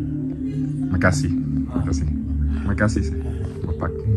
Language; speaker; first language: Indonesian; non-native, learner; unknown